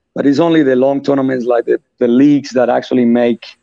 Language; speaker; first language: English; non-native, fluent; Spanish